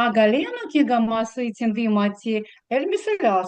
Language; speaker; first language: Estonian; non-native, learner; Russian